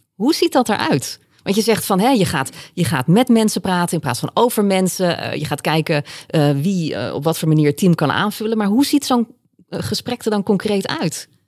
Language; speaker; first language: Dutch; native; Dutch